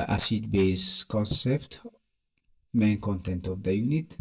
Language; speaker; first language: English; non-native, local second language; Amharic